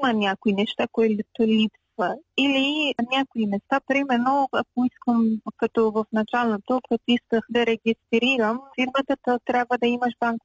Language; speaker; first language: Bulgarian; non-native, fluent; Persian